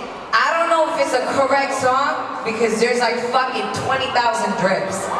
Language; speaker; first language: English; early bilingual, other home language; Korean